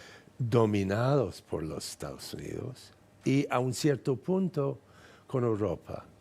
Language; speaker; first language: Spanish; non-native, fluent; English